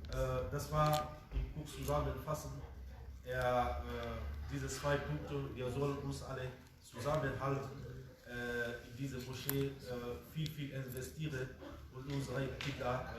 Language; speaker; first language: German; non-native, fluent; Fula